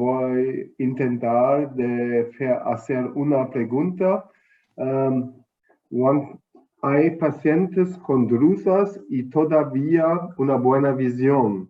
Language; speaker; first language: Spanish; non-native, fluent; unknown